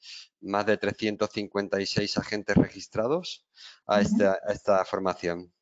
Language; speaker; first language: Spanish; native; Spanish